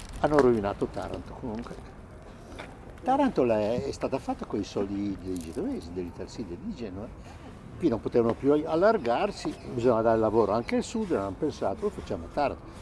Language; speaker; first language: Italian; native; Italian